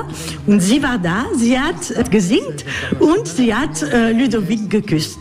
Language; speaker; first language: German; non-native, learner; French